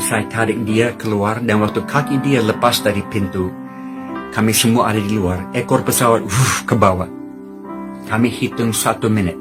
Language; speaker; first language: Indonesian; non-native, fluent; English